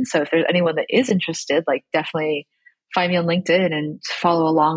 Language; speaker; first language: English; early bilingual, other home language; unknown